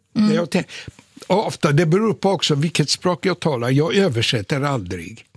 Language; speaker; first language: Swedish; non-native, fluent; Polish